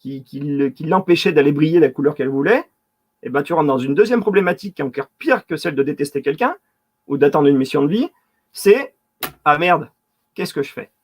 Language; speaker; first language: French; native; French